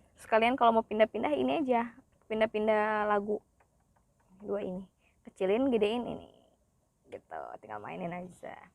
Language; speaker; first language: Indonesian; native; Indonesian